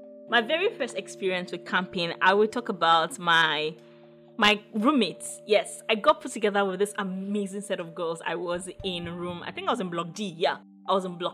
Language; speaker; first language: English; non-native, local second language; Yoruba